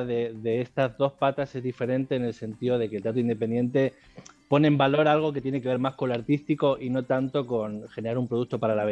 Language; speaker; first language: Spanish; native; Spanish